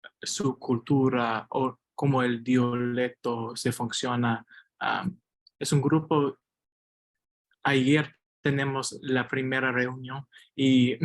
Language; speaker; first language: Spanish; non-native, learner; English